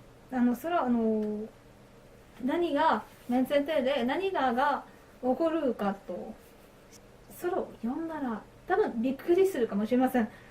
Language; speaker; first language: Japanese; non-native, learner; French